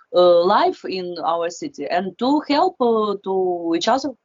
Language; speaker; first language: English; non-native, fluent; Russian